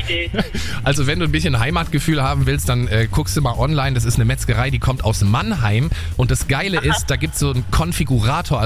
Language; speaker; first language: German; native; German